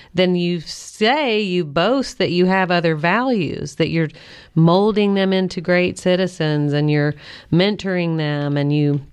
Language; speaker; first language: English; native; English